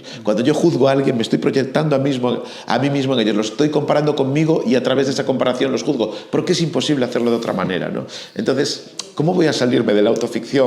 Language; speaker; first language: Spanish; native; Spanish